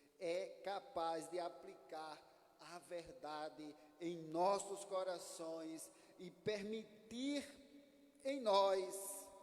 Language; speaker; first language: Portuguese; native; Portuguese